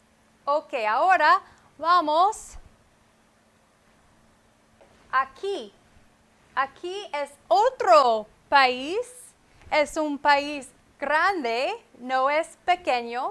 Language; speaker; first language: Spanish; non-native, fluent; English